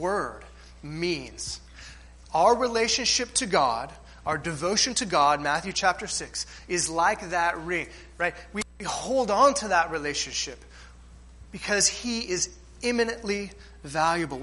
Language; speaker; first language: English; native; English